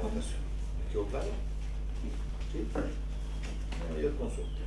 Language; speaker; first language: Spanish; native; Spanish